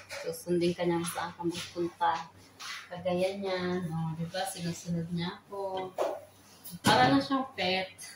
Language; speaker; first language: Filipino; non-native, local second language; Hiligaynon